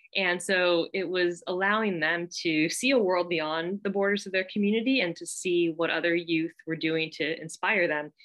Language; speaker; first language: English; native; English